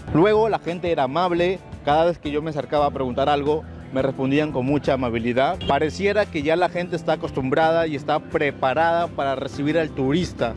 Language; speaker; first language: Spanish; native; Spanish